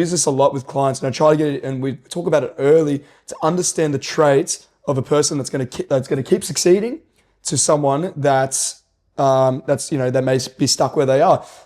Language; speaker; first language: English; native; English